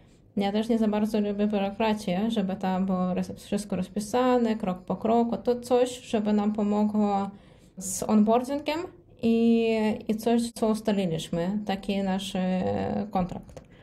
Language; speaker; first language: Polish; non-native, fluent; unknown